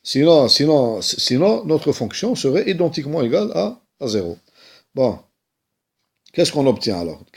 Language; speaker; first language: French; non-native, local second language; Arabic